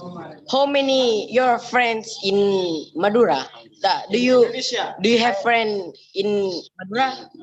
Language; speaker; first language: English; non-native, learner; Indonesian